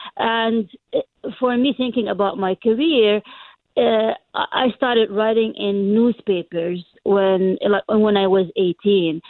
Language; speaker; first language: English; non-native, fluent; Arabic